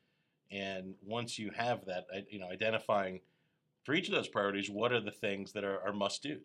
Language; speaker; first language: English; native; English